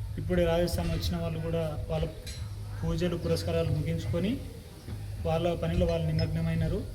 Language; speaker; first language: Telugu; non-native, local second language; Lambadi